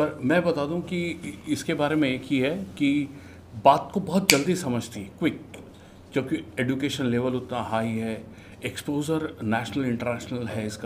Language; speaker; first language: Hindi; native; Hindi